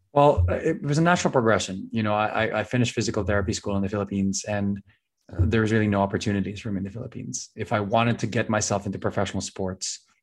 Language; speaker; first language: English; non-native, local second language; Filipino